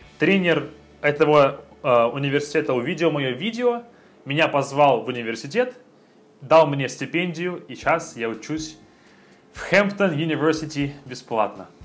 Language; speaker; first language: Russian; native; Russian